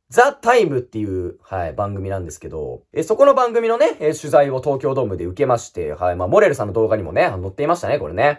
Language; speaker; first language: Japanese; native; Japanese